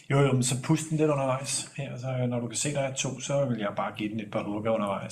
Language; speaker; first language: Danish; native; Danish